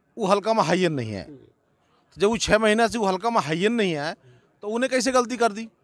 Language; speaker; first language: Hindi; native; Hindi